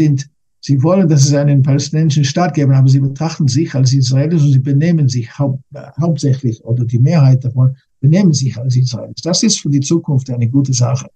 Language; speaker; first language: German; non-native, fluent; English